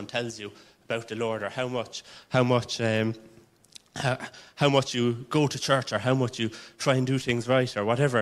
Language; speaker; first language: English; native; English